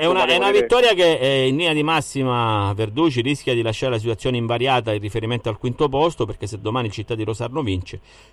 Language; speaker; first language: Italian; native; Italian